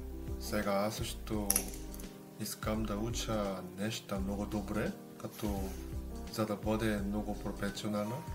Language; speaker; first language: Bulgarian; non-native, learner; Korean